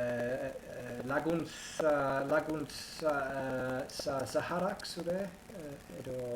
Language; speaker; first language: Basque; non-native, learner; English